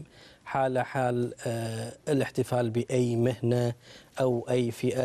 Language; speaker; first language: Arabic; native; Arabic